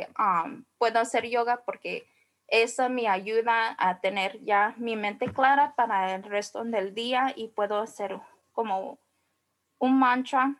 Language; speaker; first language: Spanish; early bilingual, heritage; Spanish